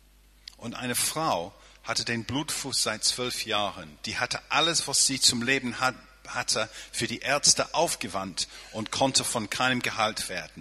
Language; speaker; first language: German; non-native, fluent; English